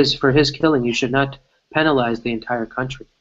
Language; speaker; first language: English; early bilingual, other home language; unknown